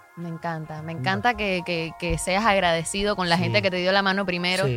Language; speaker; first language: Spanish; native; Spanish